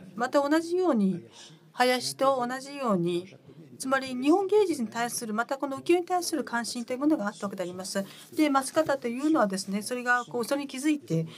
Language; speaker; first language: Japanese; non-native, fluent; French